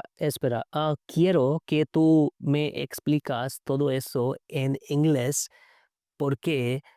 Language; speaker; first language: Spanish; non-native, learner; English